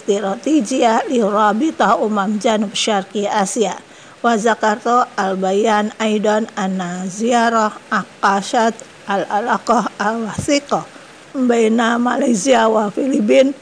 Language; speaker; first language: Arabic; non-native, learner; Indonesian